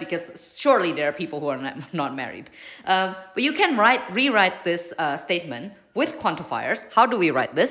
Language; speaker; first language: English; non-native, fluent; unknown